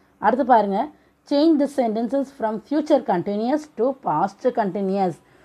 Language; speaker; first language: English; non-native, local second language; Tamil